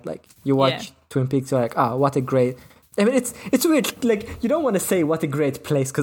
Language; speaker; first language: English; non-native, fluent; German